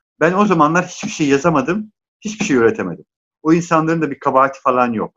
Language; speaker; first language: Turkish; non-native, local second language; Arabic